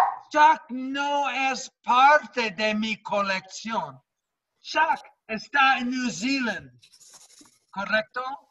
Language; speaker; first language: Spanish; non-native, fluent; English